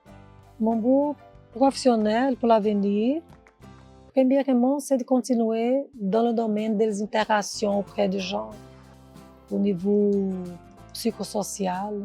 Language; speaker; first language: French; non-native, fluent; Portuguese